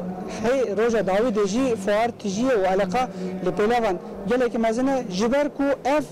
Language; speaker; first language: Kurdish; non-native, local second language; Turkish